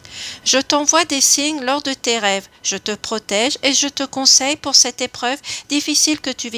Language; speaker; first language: French; native; French